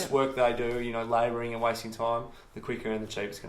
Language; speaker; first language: English; native; English